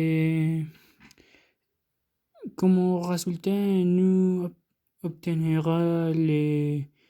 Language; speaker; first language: French; non-native, learner; Spanish